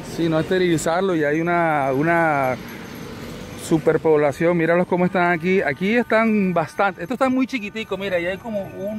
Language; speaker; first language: Spanish; native; Spanish